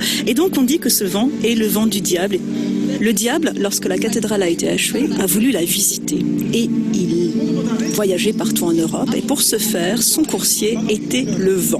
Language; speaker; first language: French; native; French